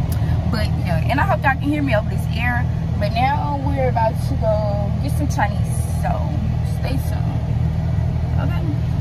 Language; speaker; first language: English; native; English